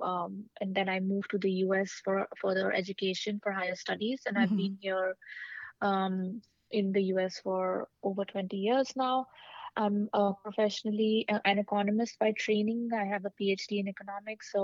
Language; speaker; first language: English; non-native, local second language; Hindi